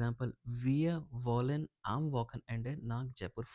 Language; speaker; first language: German; non-native, learner; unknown